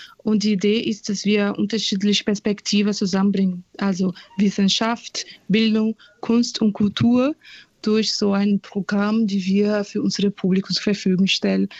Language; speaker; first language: German; non-native, fluent; Portuguese